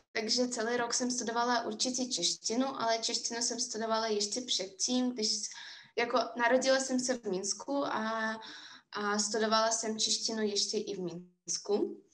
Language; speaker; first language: Czech; non-native, fluent; Russian